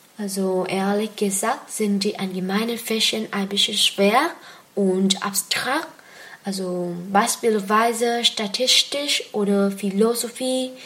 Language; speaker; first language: German; non-native, fluent; Vietnamese